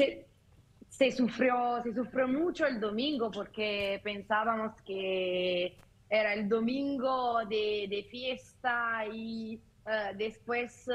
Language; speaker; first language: Spanish; non-native, fluent; Italian